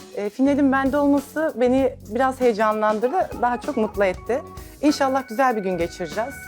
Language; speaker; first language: Turkish; native; Turkish